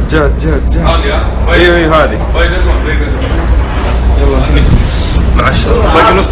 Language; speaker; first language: Arabic; native; Arabic